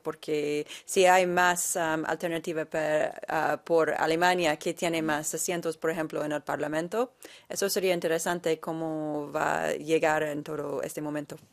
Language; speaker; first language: Spanish; non-native, fluent; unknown